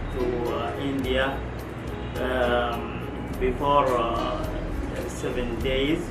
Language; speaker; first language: English; non-native, learner; Arabic